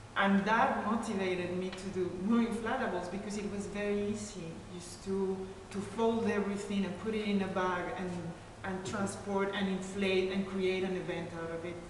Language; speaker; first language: English; non-native, fluent; Spanish